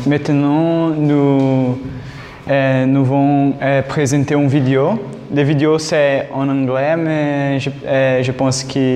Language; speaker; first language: French; non-native, learner; Portuguese